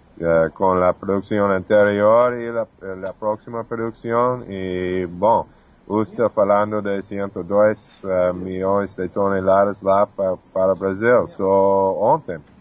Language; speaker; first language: Portuguese; non-native, fluent; English